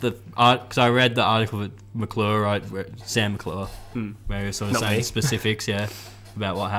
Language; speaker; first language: English; native; English